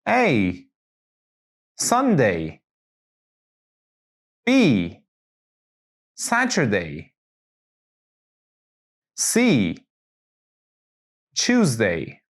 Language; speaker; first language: English; non-native, fluent; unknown